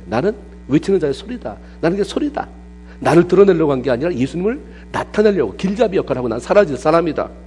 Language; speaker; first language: Korean; native; Korean